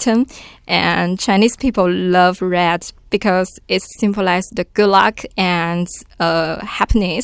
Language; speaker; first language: English; non-native, learner; Chinese